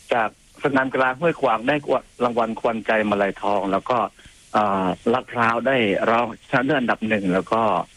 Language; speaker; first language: Thai; non-native, fluent; Khmer